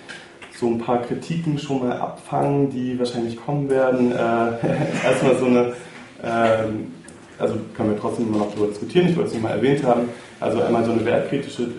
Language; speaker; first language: German; native; German